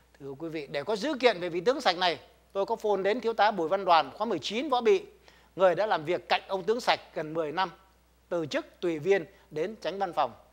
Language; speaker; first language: Vietnamese; native; Vietnamese